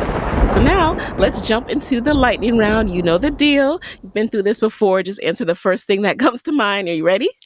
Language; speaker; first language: English; native; English